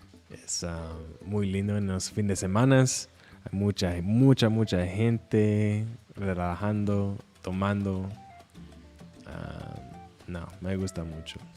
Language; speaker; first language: Spanish; non-native, learner; English